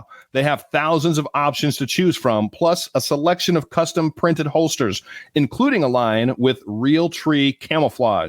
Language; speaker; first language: English; native; English